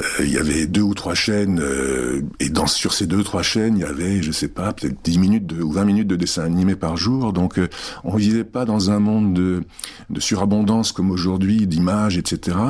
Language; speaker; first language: French; early bilingual, other home language; Czech